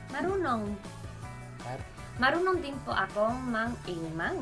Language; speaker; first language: Filipino; non-native, learner; Spanish